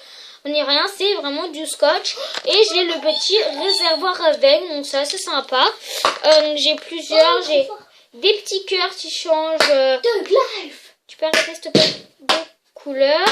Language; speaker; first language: French; native; French